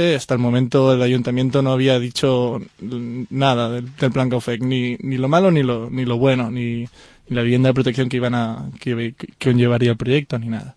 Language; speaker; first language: Spanish; native; Spanish